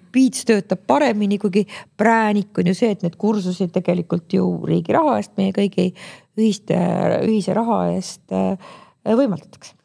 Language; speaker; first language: Estonian; native; Estonian